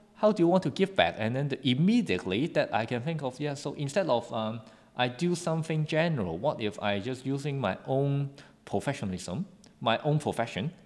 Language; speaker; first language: English; non-native, local second language; Cantonese